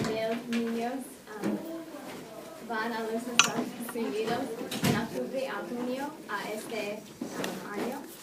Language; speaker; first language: Spanish; non-native, learner; English